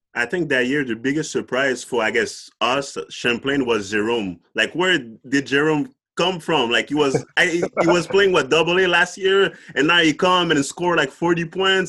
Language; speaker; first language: English; non-native, fluent; French